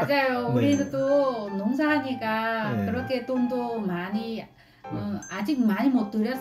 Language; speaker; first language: Korean; non-native, local second language; Vietnamese